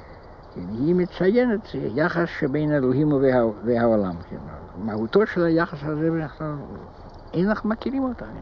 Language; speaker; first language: Hebrew; non-native, fluent; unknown